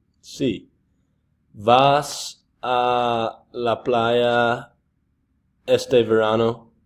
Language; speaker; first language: Spanish; non-native, learner; English